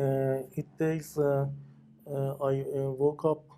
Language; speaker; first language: English; non-native, learner; Persian